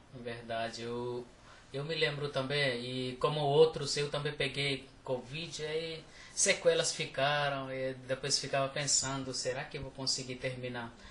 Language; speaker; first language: Portuguese; non-native, fluent; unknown